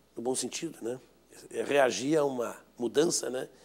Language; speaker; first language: Portuguese; native; Portuguese